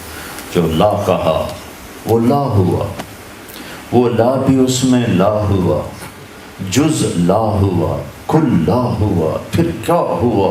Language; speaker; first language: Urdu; non-native, local second language; Punjabi